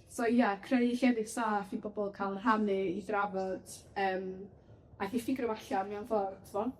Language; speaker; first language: Welsh; native; Welsh